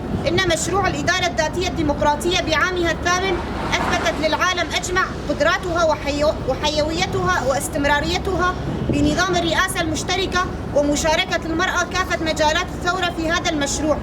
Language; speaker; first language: Arabic; non-native, local second language; Kurdish